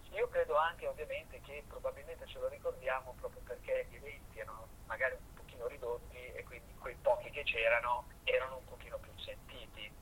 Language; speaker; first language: Italian; native; Italian